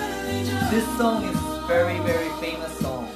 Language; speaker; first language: English; non-native, learner; Korean